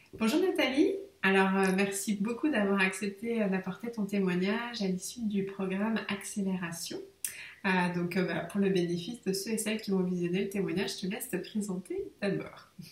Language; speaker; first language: French; native; French